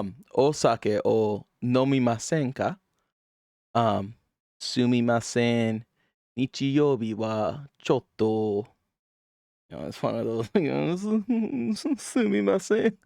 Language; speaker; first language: Japanese; non-native, learner; English